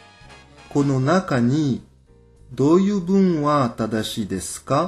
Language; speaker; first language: Japanese; non-native, fluent; French